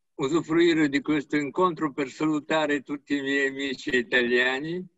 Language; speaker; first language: Italian; non-native, fluent; Russian